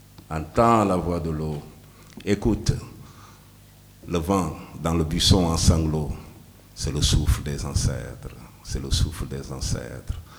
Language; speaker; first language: French; non-native, local second language; Wolof